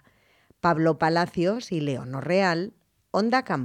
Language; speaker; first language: Spanish; native; Spanish